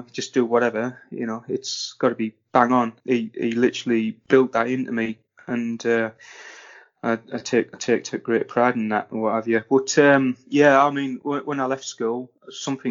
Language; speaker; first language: English; native; English